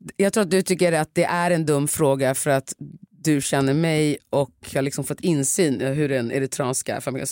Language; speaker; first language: Swedish; early bilingual, other home language; Tigrinya